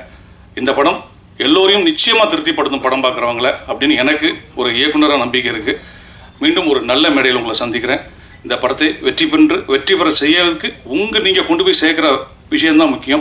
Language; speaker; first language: Tamil; native; Tamil